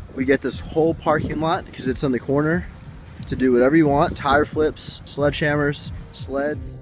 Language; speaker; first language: English; native; English